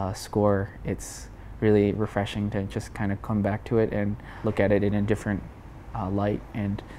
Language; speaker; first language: English; native; English